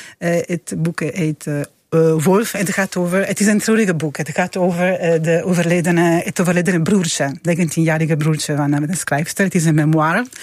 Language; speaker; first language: Dutch; non-native, fluent; Italian